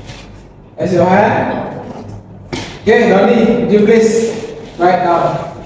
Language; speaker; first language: English; non-native, learner; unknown